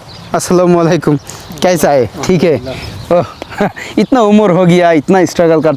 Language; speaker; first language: Hindi; non-native, learner; Bangla